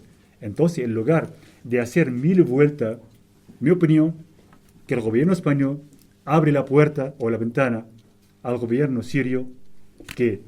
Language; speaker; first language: Spanish; non-native, fluent; Arabic